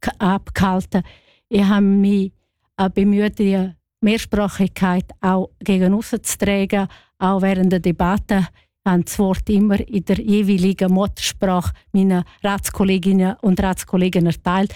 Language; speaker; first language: German; non-native, local second language; Romansh